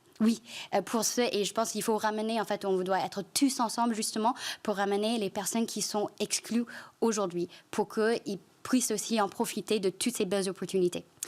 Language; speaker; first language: French; non-native, fluent; Chinese